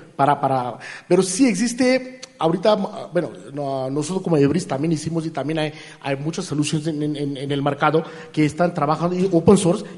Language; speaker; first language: Spanish; non-native, fluent; Hindi